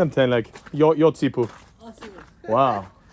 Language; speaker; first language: Hungarian; non-native, learner; English